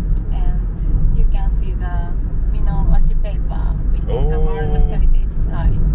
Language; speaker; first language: English; non-native, learner; Japanese